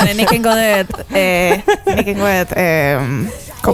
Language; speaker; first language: Basque; native; Basque